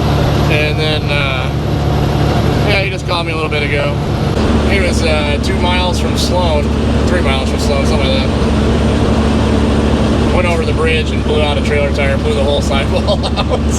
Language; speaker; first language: English; native; English